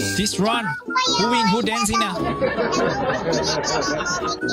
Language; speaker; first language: English; non-native, learner; Chinese